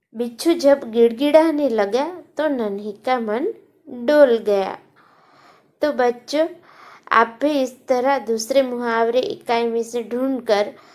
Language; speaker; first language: Hindi; non-native, local second language; Gujarati